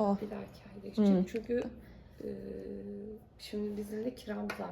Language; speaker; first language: Turkish; native; Turkish